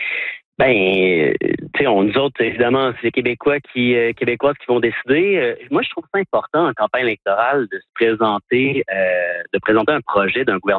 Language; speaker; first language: French; native; French